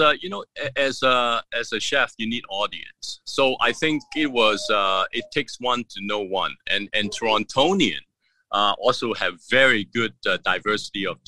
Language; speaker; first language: English; non-native, local second language; Cantonese